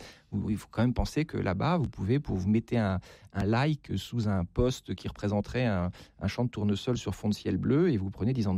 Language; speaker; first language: French; native; French